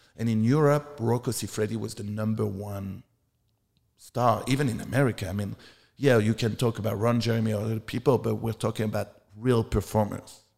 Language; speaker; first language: English; non-native, fluent; French